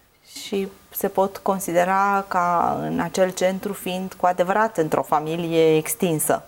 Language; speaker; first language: Romanian; native; Romanian